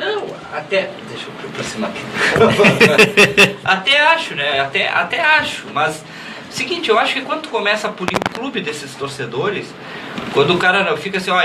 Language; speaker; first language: Portuguese; native; Portuguese